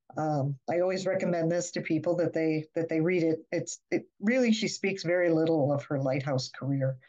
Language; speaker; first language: English; native; English